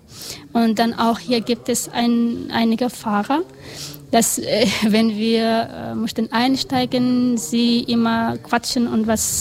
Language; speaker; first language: German; non-native, learner; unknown